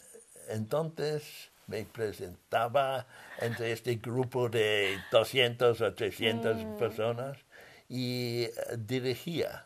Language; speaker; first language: Spanish; non-native, fluent; English